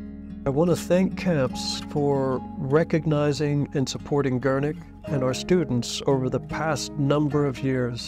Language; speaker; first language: English; native; English